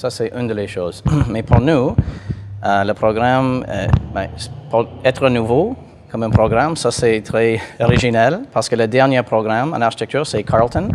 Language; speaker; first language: French; non-native, fluent; English